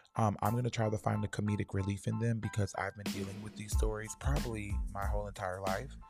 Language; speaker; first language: English; native; English